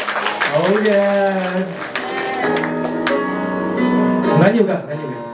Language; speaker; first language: Cantonese; native; Cantonese